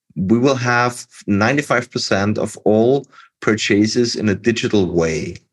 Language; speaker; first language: English; non-native, fluent; German